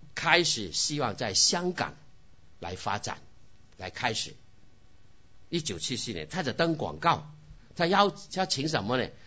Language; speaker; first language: Chinese; non-native, local second language; Cantonese